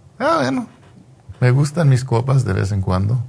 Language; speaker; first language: Spanish; non-native, fluent; English